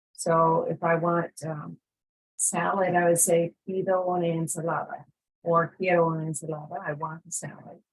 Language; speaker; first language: Spanish; non-native, fluent; English